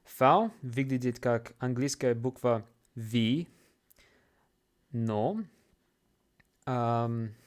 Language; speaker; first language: Russian; non-native, fluent; English